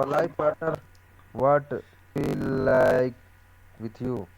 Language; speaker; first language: English; non-native, learner; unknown